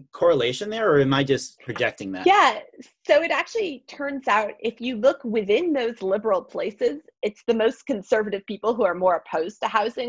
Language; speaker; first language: English; native; English